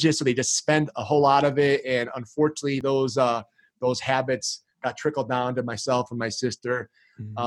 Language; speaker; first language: English; early bilingual, other home language; Greek